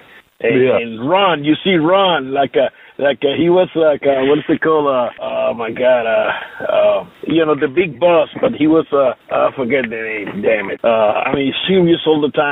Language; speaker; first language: English; non-native, learner; Spanish